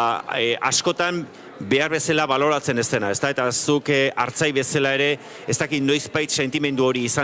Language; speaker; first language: Basque; native; Basque